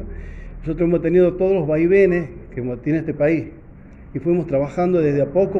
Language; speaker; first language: Spanish; native; Spanish